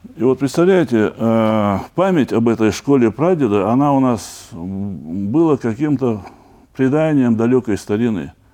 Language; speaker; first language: Russian; non-native, local second language; Chechen